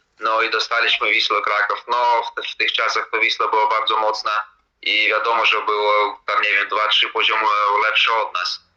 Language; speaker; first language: Polish; non-native, fluent; Latvian